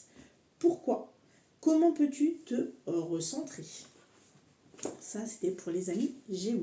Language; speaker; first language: French; native; French